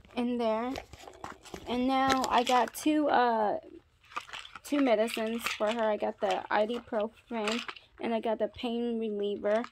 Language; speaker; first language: English; native; English